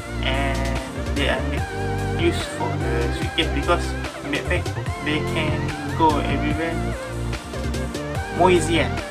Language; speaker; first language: English; non-native, learner; Malay